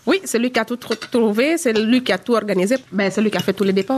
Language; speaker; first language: French; non-native, local second language; Fula